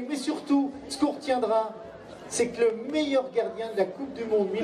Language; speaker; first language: French; native; French